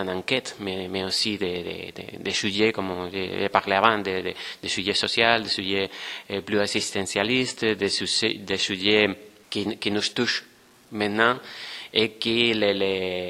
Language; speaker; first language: French; non-native, fluent; Spanish